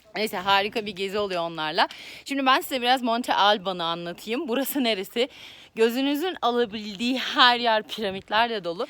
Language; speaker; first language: Turkish; native; Turkish